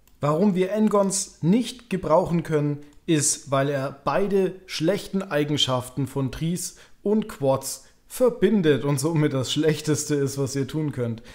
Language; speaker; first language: German; native; German